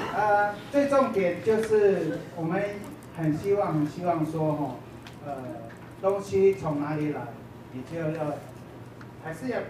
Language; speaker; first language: Chinese; native; Chinese